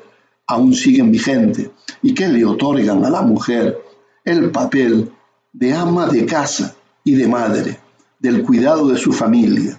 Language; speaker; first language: Spanish; native; Spanish